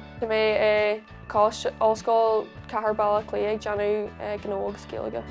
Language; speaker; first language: Irish; native; Irish